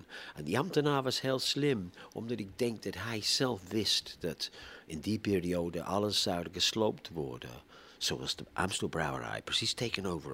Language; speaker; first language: Dutch; non-native, fluent; English